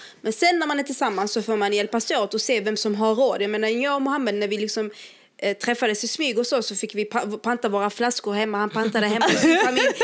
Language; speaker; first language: Swedish; early bilingual, other home language; Arabic